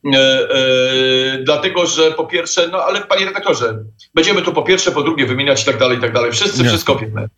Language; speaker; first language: Polish; native; Polish